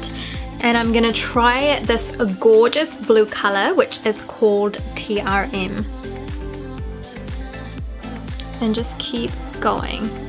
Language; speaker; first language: English; early bilingual, other home language; Sinhala